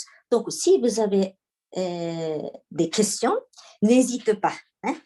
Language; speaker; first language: French; non-native, learner; Japanese